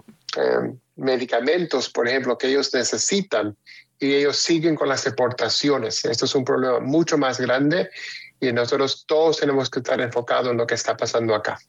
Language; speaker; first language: Spanish; early bilingual, heritage; Spanish